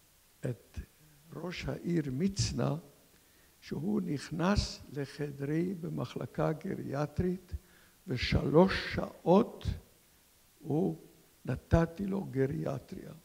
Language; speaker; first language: Hebrew; non-native, fluent; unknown